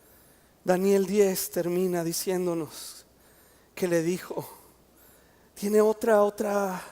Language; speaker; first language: Spanish; native; Spanish